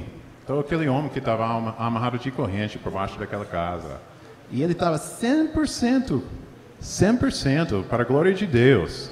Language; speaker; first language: Portuguese; non-native, fluent; English